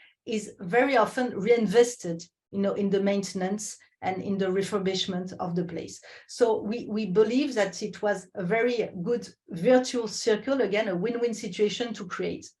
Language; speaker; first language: English; non-native, fluent; French